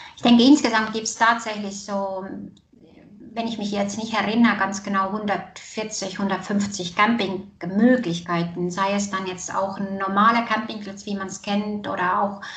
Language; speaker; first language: German; non-native, fluent; Estonian